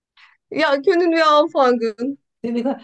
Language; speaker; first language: German; non-native, learner; Turkish